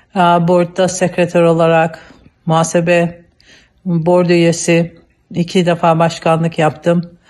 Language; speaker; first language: Turkish; native; Turkish